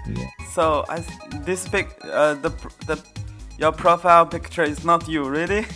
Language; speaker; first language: English; non-native, learner; Chinese